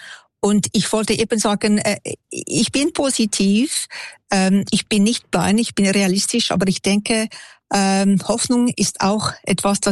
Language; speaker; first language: German; non-native, local second language; French